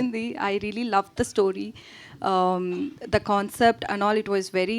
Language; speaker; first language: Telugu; non-native, learner; Tamil